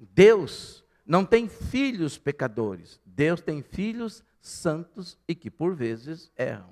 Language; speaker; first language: Portuguese; native; Portuguese